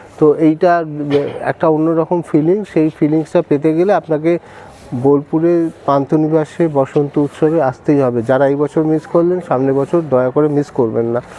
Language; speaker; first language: Bangla; native; Bangla